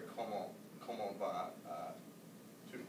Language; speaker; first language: French; non-native, learner; English